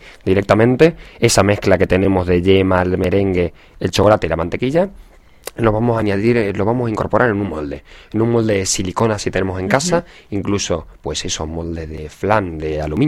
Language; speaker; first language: Spanish; native; Spanish